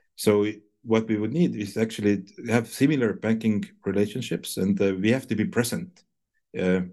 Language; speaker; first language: English; non-native, fluent; Estonian